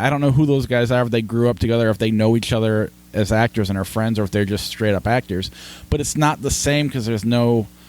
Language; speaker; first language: English; native; English